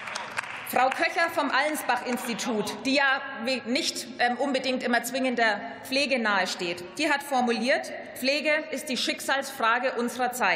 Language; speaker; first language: German; native; German